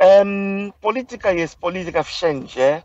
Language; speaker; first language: Polish; non-native, fluent; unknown